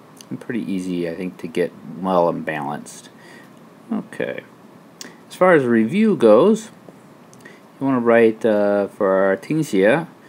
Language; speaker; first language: English; native; English